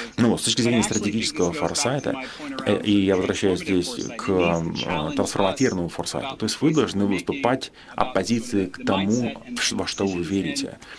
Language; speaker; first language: Russian; non-native, fluent; English